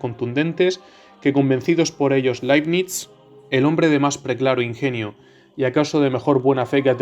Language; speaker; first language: Spanish; native; Spanish